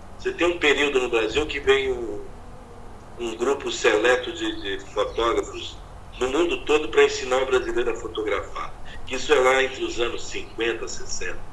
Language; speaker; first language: Portuguese; native; Portuguese